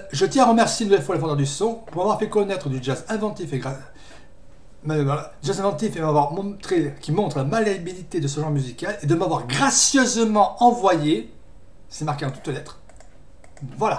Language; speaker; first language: French; native; French